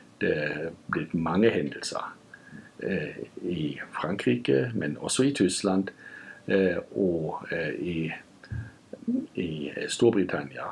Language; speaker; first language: Norwegian; non-native, fluent; German